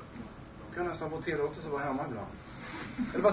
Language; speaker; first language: Swedish; native; Swedish